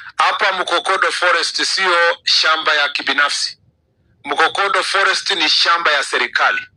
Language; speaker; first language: Swahili; non-native, local second language; Kalenjin